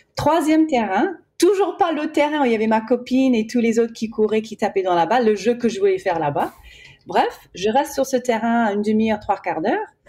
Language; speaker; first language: French; early bilingual, heritage; English